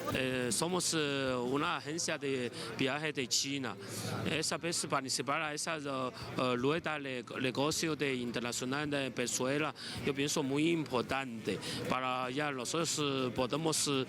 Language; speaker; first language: Spanish; non-native, learner; Chinese